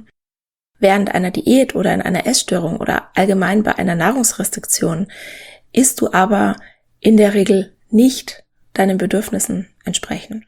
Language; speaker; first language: German; native; German